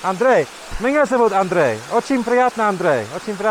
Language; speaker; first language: Russian; non-native, learner; English